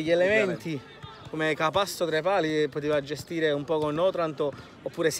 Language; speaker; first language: Italian; native; Italian